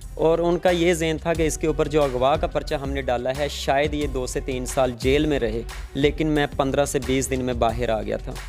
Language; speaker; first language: Urdu; non-native, local second language; Punjabi